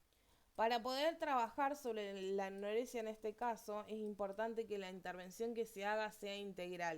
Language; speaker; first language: Spanish; native; Spanish